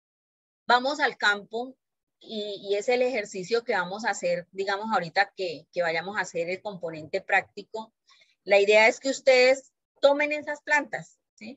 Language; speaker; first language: Spanish; native; Spanish